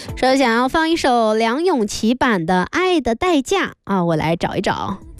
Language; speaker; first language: Chinese; native; Chinese